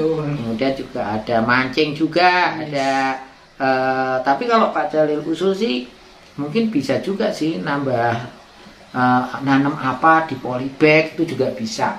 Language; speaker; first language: Indonesian; native; Indonesian